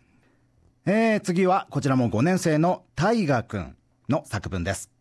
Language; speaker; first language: Japanese; native; Japanese